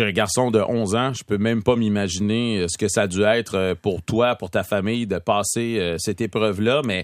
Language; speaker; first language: French; native; French